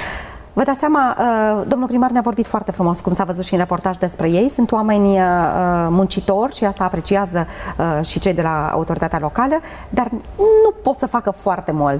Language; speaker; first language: Romanian; native; Romanian